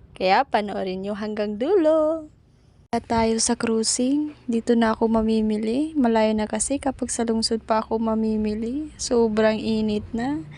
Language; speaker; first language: Filipino; non-native, local second language; Cebuano